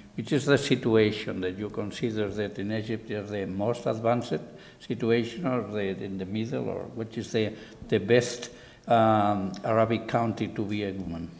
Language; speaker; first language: English; non-native, fluent; Catalan